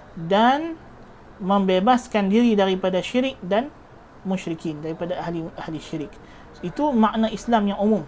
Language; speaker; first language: Malay; native; Malay